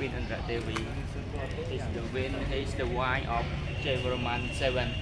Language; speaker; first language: English; non-native, learner; Khmer